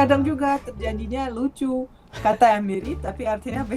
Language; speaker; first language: Indonesian; non-native, fluent; Russian